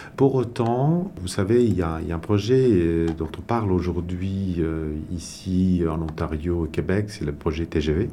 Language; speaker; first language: French; non-native, local second language; Tamil